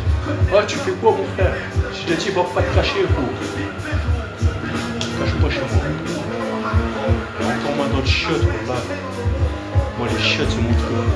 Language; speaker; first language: French; native; French